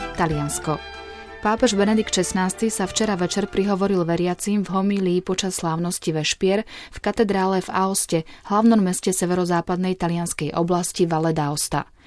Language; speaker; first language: Slovak; native; Slovak